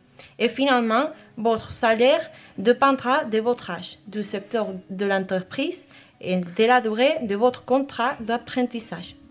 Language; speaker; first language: French; non-native, fluent; Spanish